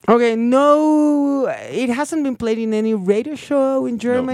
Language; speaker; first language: English; non-native, fluent; Spanish